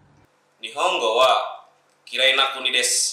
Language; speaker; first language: Japanese; non-native, learner; Indonesian